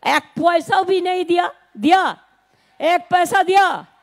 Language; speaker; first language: Hindi; non-native, local second language; Bangla